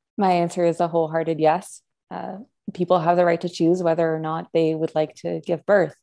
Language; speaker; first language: English; non-native, fluent; Spanish